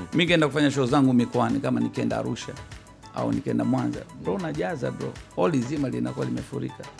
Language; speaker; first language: Swahili; native; Swahili